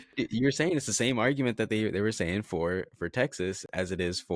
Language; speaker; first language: English; native; English